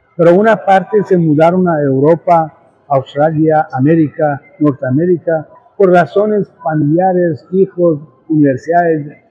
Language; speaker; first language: Spanish; non-native, fluent; Persian